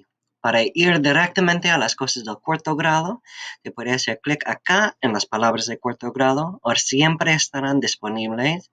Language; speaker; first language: Spanish; non-native, fluent; English